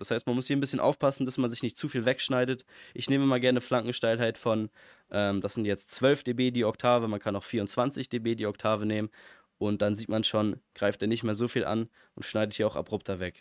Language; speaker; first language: German; native; German